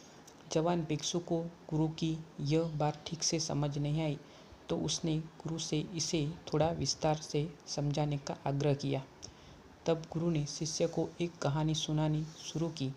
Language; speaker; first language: Hindi; native; Hindi